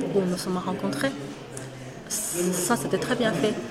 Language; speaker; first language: French; non-native, fluent; Chinese